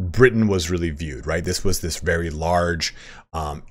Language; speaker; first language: English; native; English